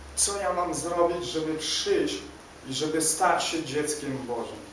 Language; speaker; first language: Polish; native; Polish